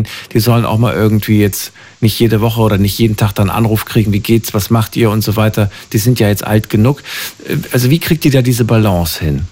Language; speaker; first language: German; native; German